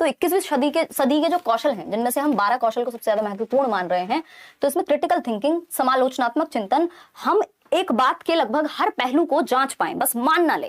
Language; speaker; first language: Hindi; native; Hindi